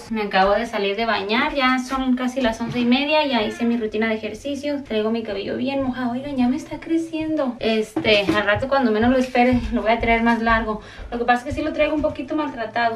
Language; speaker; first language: Spanish; native; Spanish